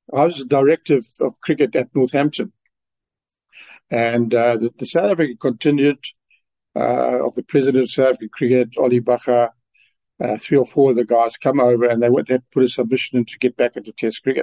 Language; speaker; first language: English; native; English